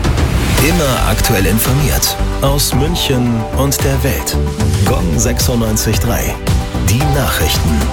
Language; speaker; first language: German; native; German